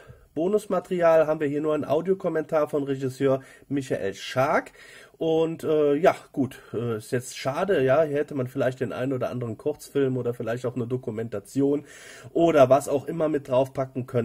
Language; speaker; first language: German; native; German